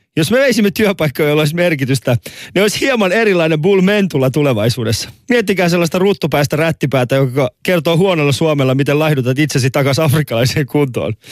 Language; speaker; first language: Finnish; early bilingual, other home language; Persian